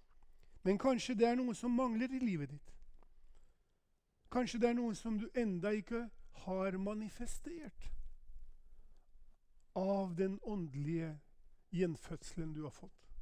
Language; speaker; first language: Norwegian; non-native, fluent; Albanian